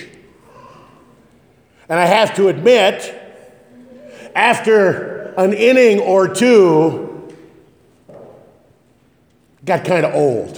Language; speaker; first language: English; native; English